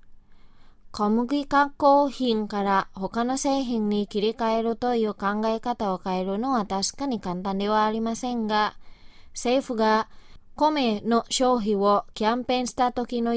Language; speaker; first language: Japanese; non-native, fluent; Indonesian